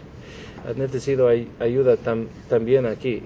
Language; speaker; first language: Spanish; non-native, learner; English